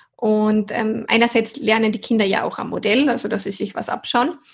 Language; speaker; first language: German; native; German